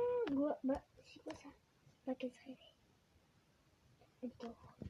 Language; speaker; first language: French; native; French